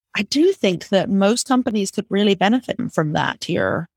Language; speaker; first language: English; native; English